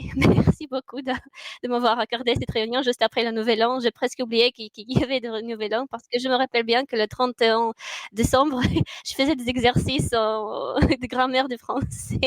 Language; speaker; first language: French; non-native, fluent; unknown